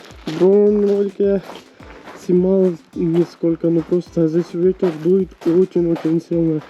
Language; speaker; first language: Russian; non-native, learner; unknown